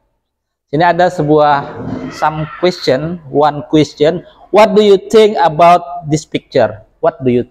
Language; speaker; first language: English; non-native, local second language; Indonesian